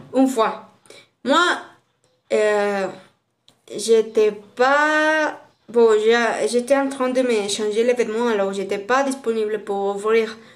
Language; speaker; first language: French; non-native, fluent; Spanish